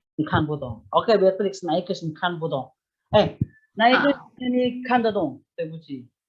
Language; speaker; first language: Chinese; non-native, fluent; Indonesian